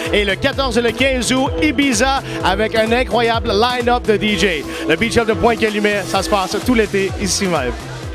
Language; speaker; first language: French; native; French